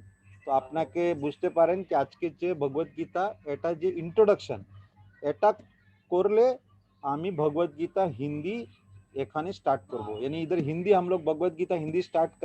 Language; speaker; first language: Bangla; non-native, learner; Hindi